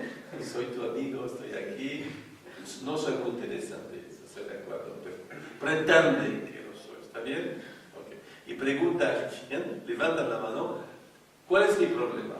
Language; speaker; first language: Spanish; non-native, fluent; French